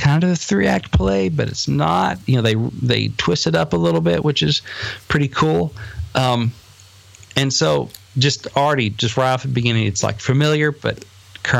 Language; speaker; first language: English; native; English